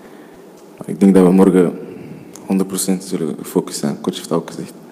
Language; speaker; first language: Dutch; early bilingual, other home language; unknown